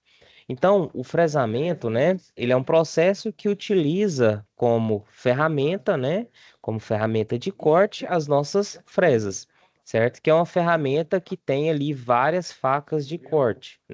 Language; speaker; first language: Portuguese; native; Portuguese